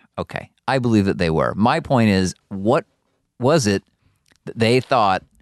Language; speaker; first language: English; early bilingual, other home language; Hungarian